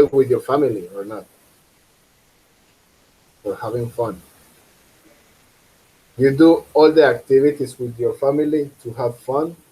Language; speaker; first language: English; non-native, fluent; Spanish